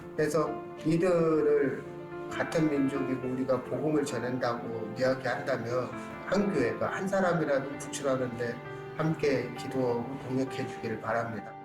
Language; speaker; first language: Korean; native; Korean